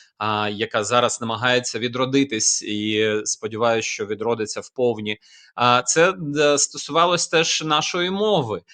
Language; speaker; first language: Ukrainian; native; Ukrainian